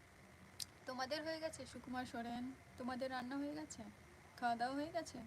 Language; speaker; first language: Bangla; non-native, local second language; Santali